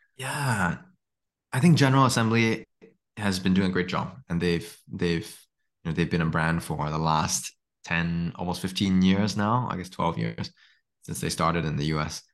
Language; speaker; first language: English; native; English